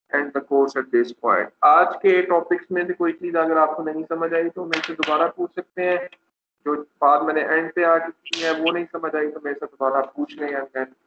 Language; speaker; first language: Urdu; non-native, local second language; Punjabi